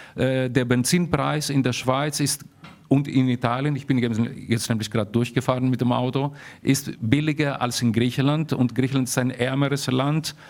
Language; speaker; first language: German; early bilingual, heritage; German